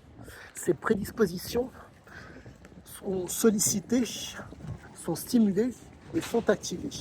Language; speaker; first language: French; native; French